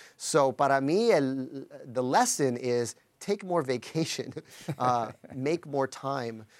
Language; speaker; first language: Spanish; early bilingual, heritage; Spanish